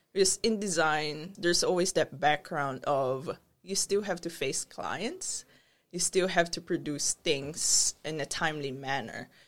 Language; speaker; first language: English; non-native, local second language; Filipino